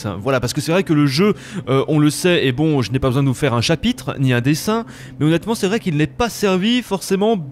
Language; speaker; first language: French; native; French